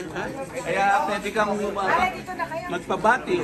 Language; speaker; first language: Filipino; native; Filipino